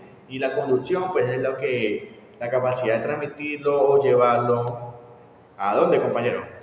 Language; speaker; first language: Spanish; native; Spanish